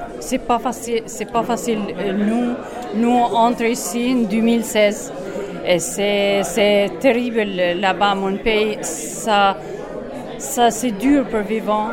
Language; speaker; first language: French; non-native, learner; Albanian